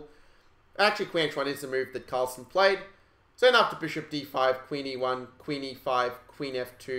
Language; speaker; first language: English; native; English